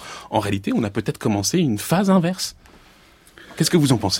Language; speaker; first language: French; native; French